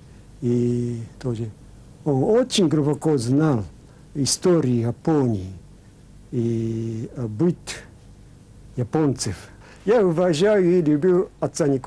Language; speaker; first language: Russian; non-native, learner; Japanese